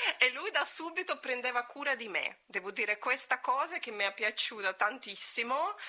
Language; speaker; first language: Italian; non-native, fluent; Latvian